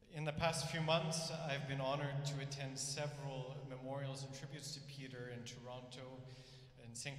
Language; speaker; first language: English; native; English